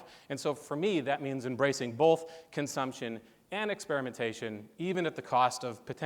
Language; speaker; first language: English; native; English